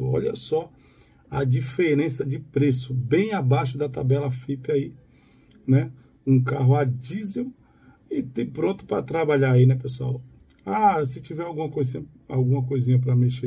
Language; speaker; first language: Portuguese; native; Portuguese